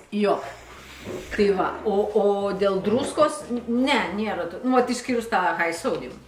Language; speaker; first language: Lithuanian; native; Lithuanian